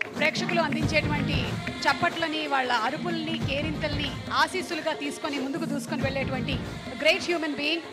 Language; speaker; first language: Telugu; native; Telugu